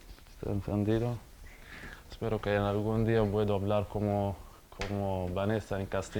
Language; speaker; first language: Spanish; non-native, learner; Arabic